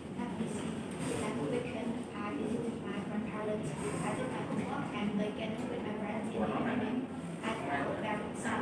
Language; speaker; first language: English; non-native, learner; Vietnamese